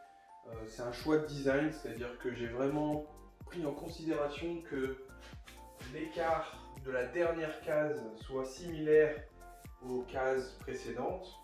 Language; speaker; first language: French; native; French